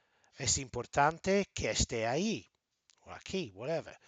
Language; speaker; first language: Spanish; non-native, fluent; English